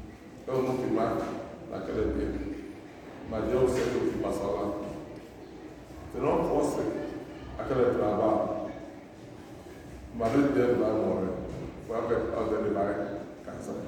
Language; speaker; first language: Portuguese; non-native, learner; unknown